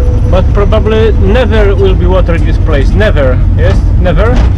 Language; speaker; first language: English; non-native, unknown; Polish